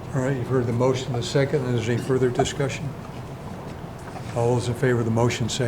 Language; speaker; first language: English; native; English